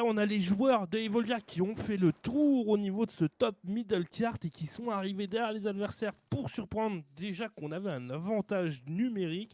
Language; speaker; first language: French; native; French